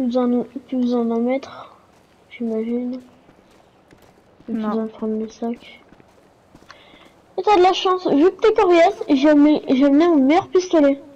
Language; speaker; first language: French; native; French